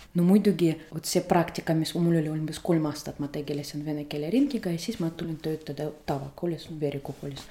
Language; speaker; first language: Estonian; non-native, fluent; Russian